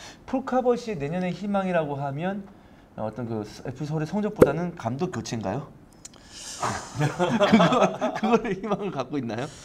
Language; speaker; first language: Korean; native; Korean